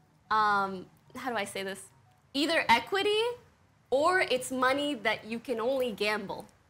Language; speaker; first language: English; early bilingual, other home language; French